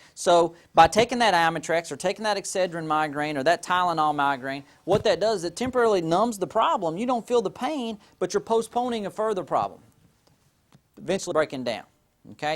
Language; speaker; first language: English; native; English